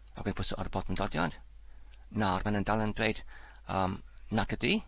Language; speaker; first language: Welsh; non-native, learner; Polish